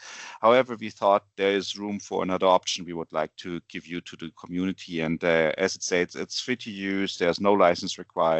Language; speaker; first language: English; non-native, fluent; German